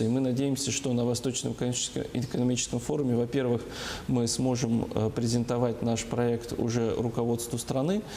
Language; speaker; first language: Russian; native; Russian